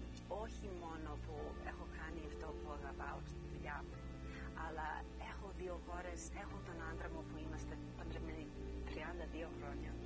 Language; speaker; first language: Greek; early bilingual, heritage; English